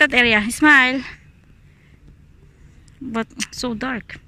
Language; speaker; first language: English; non-native, learner; Filipino